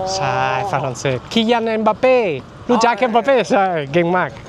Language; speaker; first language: Thai; non-native, learner; French